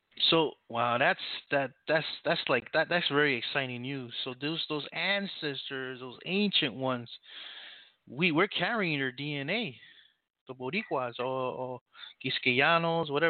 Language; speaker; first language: English; native; English